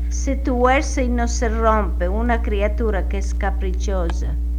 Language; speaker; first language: Spanish; native; Spanish